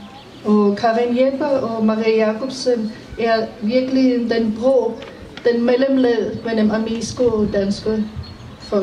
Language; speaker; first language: Danish; non-native, fluent; Armenian